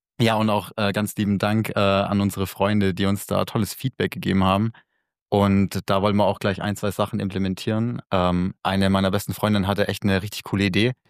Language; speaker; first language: German; native; German